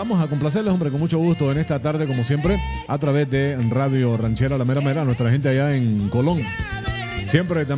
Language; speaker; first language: Spanish; native; Spanish